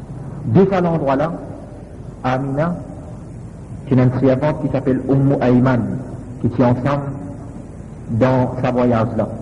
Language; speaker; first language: French; non-native, local second language; Morisyen